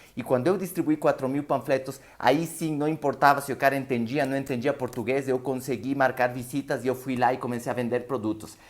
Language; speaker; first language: Portuguese; non-native, fluent; Spanish